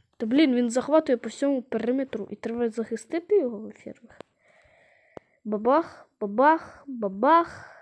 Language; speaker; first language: Ukrainian; non-native, local second language; Russian